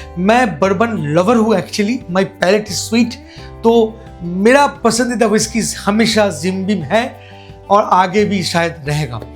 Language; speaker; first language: Hindi; non-native, local second language; Bangla